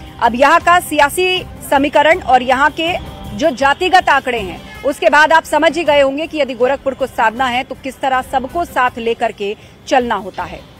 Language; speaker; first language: Hindi; native; Hindi